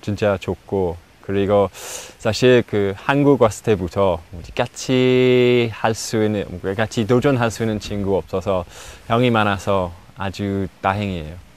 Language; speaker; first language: Korean; non-native, learner; English